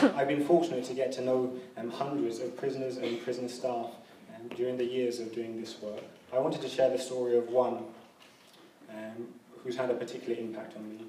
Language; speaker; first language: English; native; English